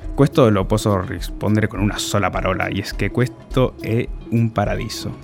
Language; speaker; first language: Italian; non-native, learner; Spanish